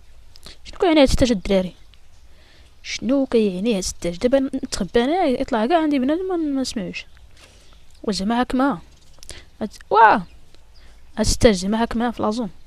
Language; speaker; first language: Arabic; native; Arabic